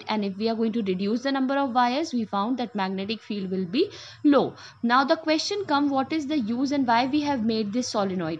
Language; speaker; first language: English; non-native, local second language; Hindi